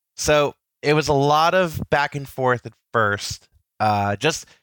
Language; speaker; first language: English; native; English